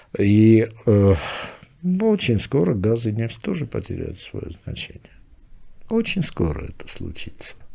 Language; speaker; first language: Russian; non-native, local second language; Armenian